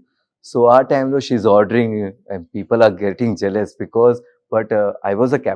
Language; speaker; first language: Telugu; non-native, learner; Hindi